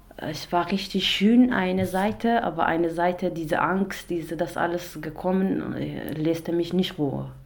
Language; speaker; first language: German; non-native, learner; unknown